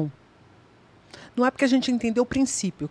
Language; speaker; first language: Portuguese; native; Portuguese